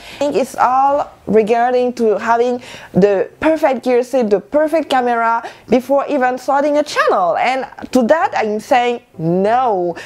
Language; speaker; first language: English; non-native, fluent; French